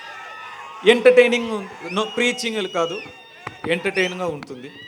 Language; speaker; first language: Telugu; non-native, learner; Tamil